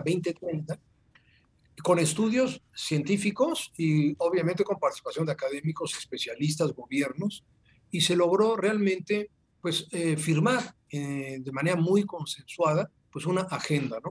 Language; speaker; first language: Spanish; native; Spanish